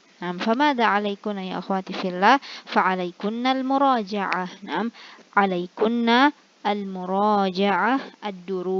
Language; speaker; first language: Arabic; non-native, fluent; Indonesian